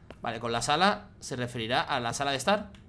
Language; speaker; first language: Spanish; native; Spanish